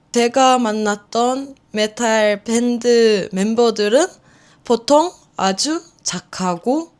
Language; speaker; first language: Korean; non-native, fluent; Finnish